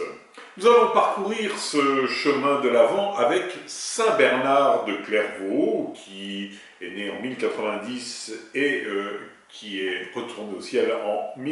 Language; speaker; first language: French; native; French